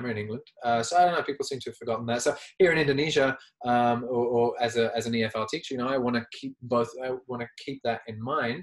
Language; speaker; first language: English; native; English